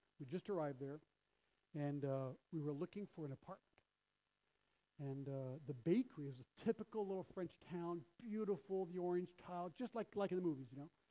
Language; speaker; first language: English; early bilingual, other home language; French